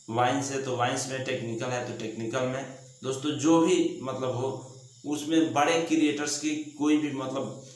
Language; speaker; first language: Hindi; native; Hindi